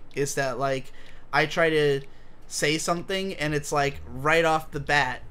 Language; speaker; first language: English; native; English